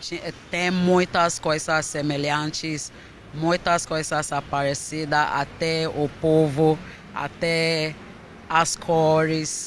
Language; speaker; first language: Portuguese; non-native, fluent; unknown